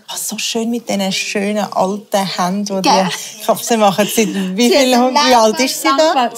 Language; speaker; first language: German; native; German